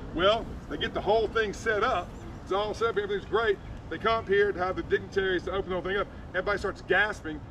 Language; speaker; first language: English; native; English